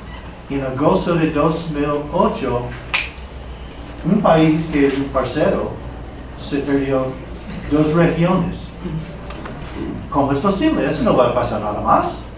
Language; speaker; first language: Spanish; non-native, fluent; English